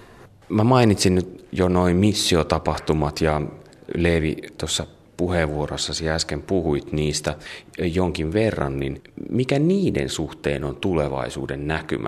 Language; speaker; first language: Finnish; native; Finnish